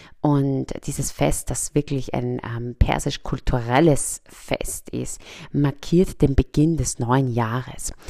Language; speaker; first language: German; early bilingual, other home language; Persian